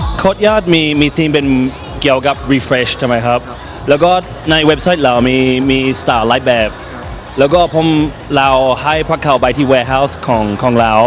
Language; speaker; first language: Thai; non-native, learner; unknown